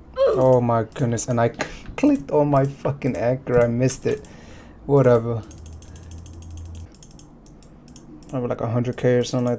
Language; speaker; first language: English; native; English